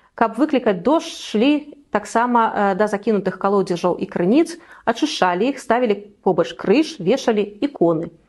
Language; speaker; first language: Belarusian; native; Belarusian